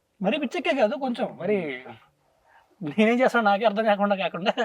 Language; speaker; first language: Telugu; native; Telugu